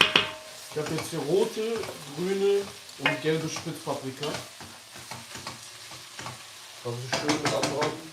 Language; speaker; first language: German; early bilingual, other home language; Kurdish